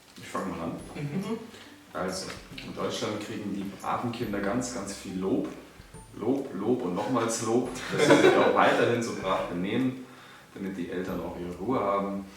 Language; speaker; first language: German; native; German